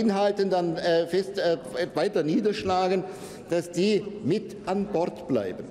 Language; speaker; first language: German; native; German